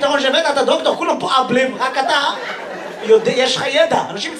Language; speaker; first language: Hebrew; native; Hebrew